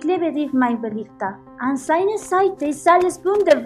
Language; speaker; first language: German; non-native, learner; Spanish